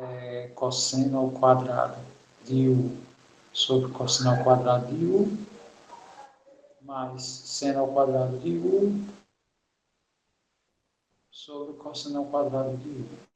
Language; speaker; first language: Portuguese; native; Portuguese